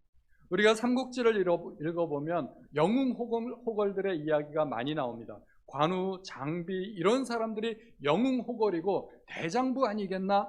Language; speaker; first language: Korean; native; Korean